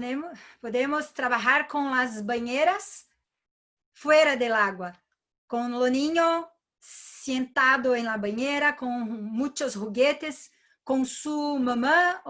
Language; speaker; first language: Spanish; non-native, learner; Portuguese